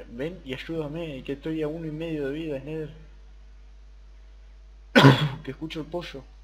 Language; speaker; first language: Spanish; native; Spanish